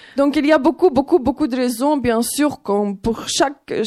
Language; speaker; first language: French; non-native, fluent; Ukrainian